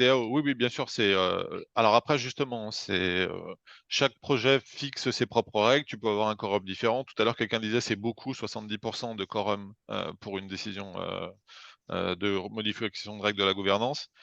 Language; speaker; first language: French; native; French